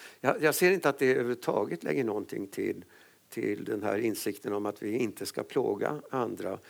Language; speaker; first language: Swedish; native; Swedish